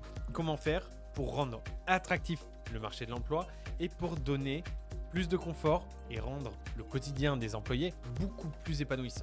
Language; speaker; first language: French; native; French